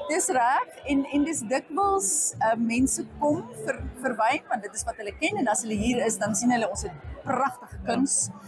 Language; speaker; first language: Afrikaans; native; Afrikaans